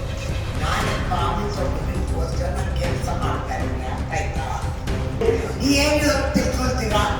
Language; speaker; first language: Kannada; non-native, local second language; Urdu